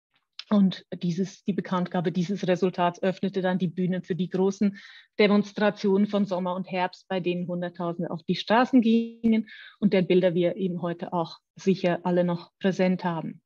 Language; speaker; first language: German; native; German